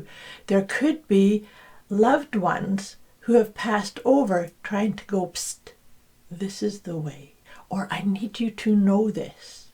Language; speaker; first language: English; native; English